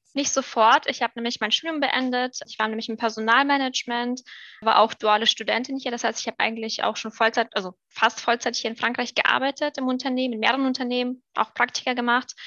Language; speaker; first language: German; early bilingual, other home language; Russian